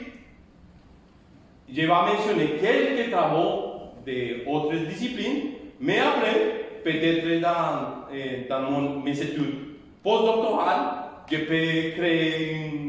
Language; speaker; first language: French; non-native, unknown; Spanish